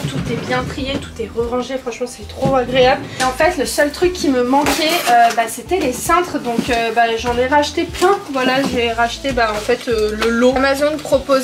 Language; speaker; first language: French; native; French